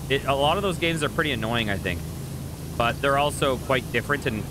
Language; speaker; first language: English; native; English